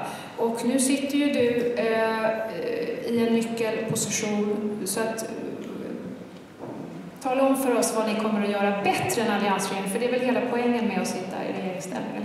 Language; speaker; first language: Swedish; native; Swedish